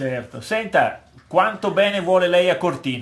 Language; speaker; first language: Italian; native; Italian